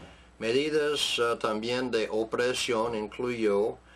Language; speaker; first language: Spanish; non-native, fluent; English